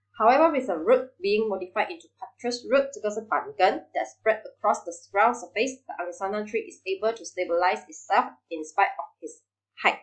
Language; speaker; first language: English; non-native, local second language; Chinese